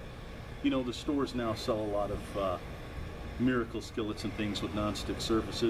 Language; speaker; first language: English; native; English